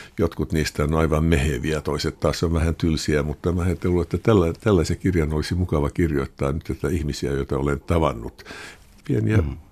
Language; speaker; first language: Finnish; non-native, local second language; Swedish